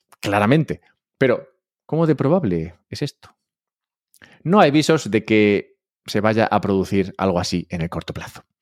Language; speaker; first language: Spanish; native; Spanish